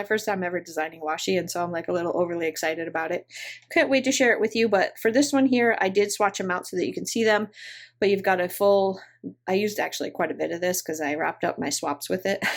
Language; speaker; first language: English; native; English